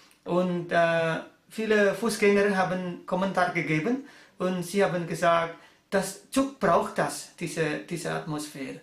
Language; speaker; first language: German; non-native, learner; Indonesian